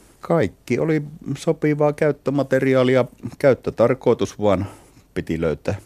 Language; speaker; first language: Finnish; native; Finnish